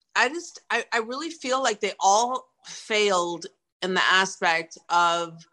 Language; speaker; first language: English; native; English